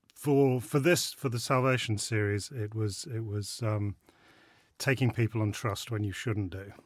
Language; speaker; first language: English; native; English